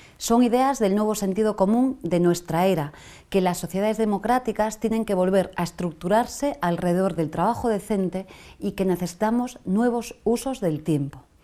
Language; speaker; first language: Spanish; native; Spanish